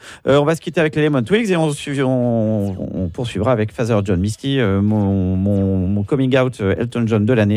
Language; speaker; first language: French; native; French